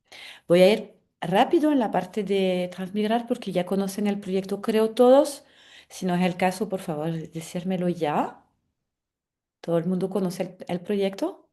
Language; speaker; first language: Spanish; non-native, fluent; French